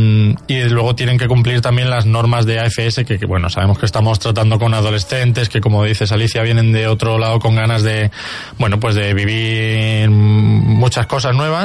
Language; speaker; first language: Spanish; native; Spanish